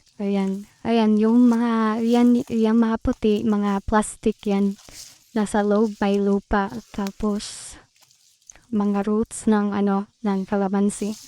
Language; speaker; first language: Filipino; non-native, local second language; Cebuano